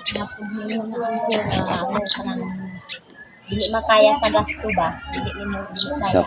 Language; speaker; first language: Cebuano; non-native, local second language; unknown